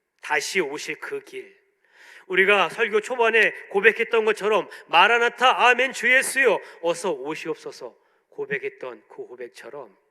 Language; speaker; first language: Korean; native; Korean